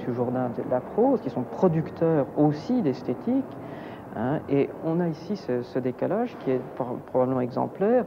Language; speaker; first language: French; native; French